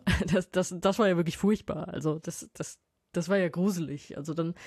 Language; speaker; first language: German; native; German